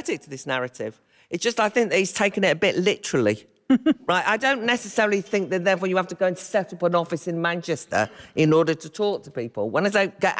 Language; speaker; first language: English; native; English